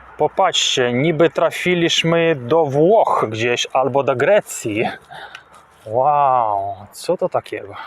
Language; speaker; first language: Polish; non-native, fluent; Russian